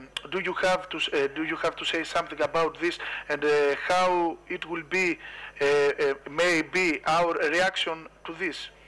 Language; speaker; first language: English; non-native, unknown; Greek